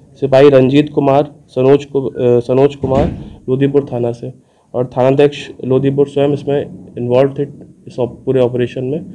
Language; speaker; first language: Hindi; native; Hindi